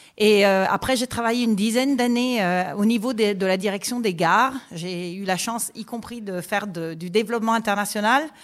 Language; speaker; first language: French; non-native, fluent; Italian